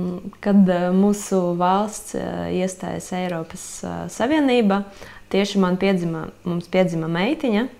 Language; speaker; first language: Latvian; non-native, local second language; Russian